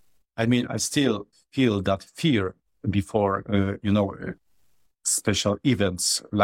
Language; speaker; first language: English; non-native, fluent; Polish